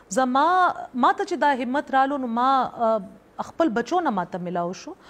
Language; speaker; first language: Pashto; non-native, local second language; Northern Hindko